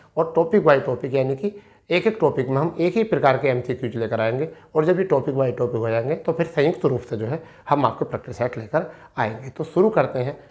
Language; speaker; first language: Hindi; native; Hindi